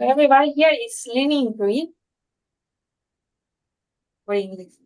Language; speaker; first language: English; non-native, fluent; Spanish